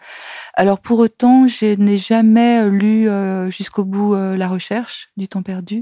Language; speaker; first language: French; native; French